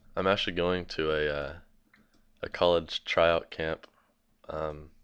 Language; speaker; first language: English; native; English